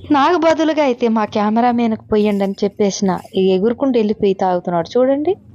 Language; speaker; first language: Telugu; non-native, local second language; Koya